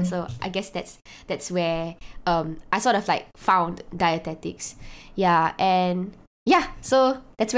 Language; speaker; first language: English; non-native, local second language; Chinese